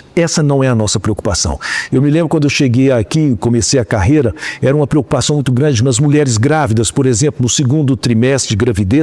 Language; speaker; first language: Portuguese; native; Portuguese